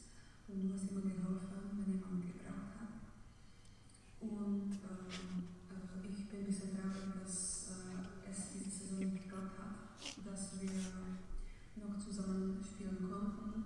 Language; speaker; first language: German; non-native, fluent; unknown